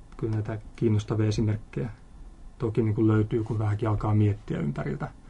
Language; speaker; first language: Finnish; native; Finnish